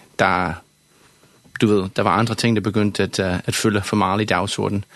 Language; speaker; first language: Danish; non-native, fluent; English